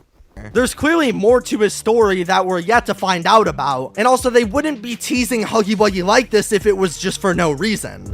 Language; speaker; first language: English; native; English